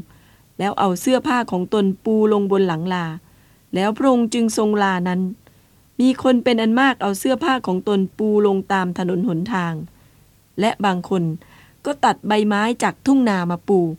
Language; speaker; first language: Thai; native; Thai